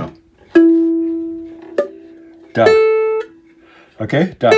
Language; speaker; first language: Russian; non-native, learner; English